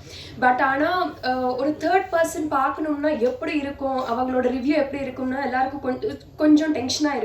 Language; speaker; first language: Tamil; non-native, learner; Telugu